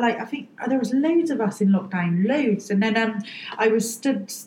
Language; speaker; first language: English; native; English